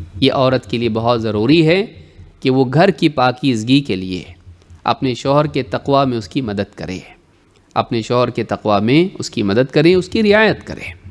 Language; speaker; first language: Urdu; native; Urdu